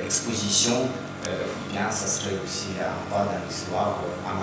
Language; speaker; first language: French; non-native, fluent; Russian